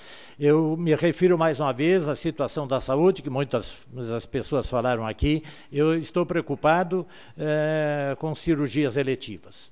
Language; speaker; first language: Portuguese; native; Portuguese